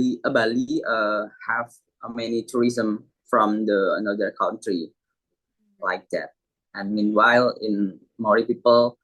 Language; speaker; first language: English; non-native, learner; Indonesian